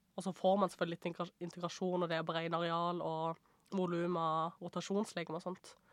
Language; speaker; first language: Norwegian; early bilingual, other home language; Persian